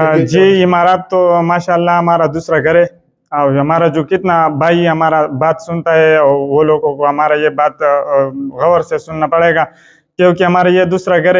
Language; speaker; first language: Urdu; non-native, local second language; Pashto